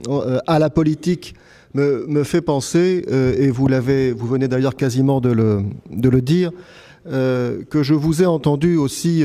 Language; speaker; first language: French; native; French